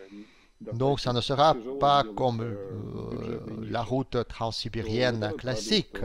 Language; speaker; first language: French; non-native, fluent; Russian